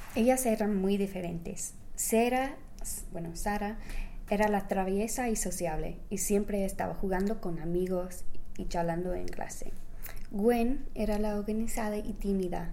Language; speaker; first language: Spanish; non-native, fluent; English